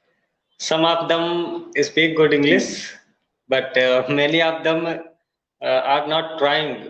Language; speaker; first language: English; non-native, learner; Hindi